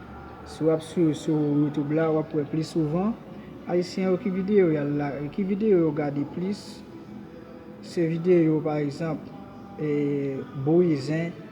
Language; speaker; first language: French; non-native, learner; Haitian Creole